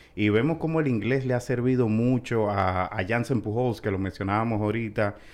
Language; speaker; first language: Spanish; native; Spanish